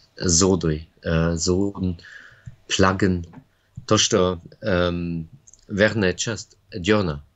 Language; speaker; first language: Russian; non-native, fluent; German